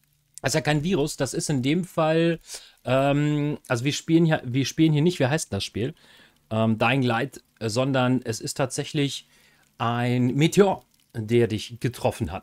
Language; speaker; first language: German; native; German